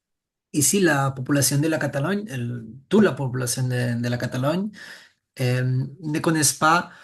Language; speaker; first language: French; non-native, fluent; Catalan